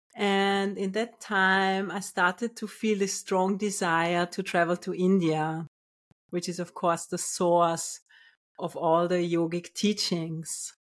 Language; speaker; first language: English; non-native, fluent; German